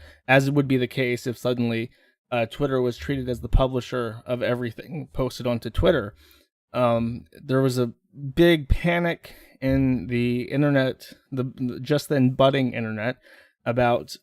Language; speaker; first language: English; native; English